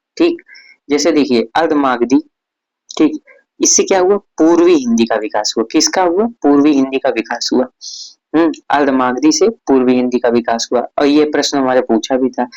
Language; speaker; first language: Hindi; native; Hindi